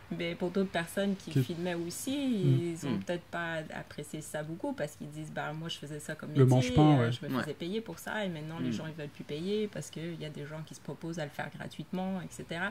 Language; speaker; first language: French; native; French